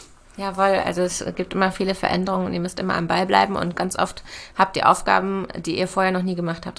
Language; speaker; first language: German; native; German